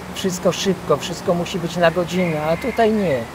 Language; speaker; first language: Polish; native; Polish